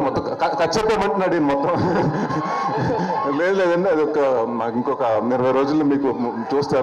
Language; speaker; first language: Telugu; native; Telugu